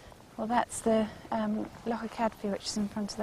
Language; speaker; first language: English; native; English